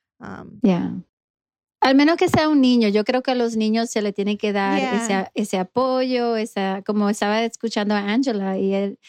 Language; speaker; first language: Spanish; early bilingual, heritage; Spanish